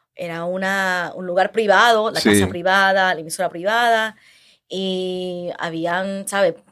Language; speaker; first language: Spanish; early bilingual, heritage; Spanish